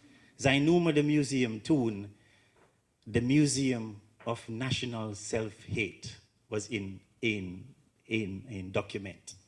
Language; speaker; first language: Dutch; non-native, learner; English